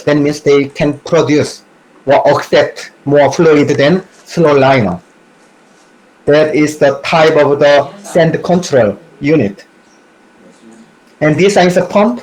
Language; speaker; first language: English; non-native, fluent; Korean